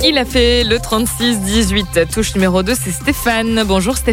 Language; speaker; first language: French; native; French